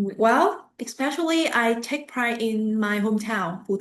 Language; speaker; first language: English; non-native, fluent; Vietnamese